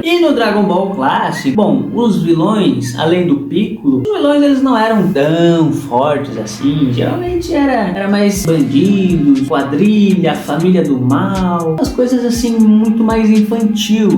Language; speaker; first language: Portuguese; native; Portuguese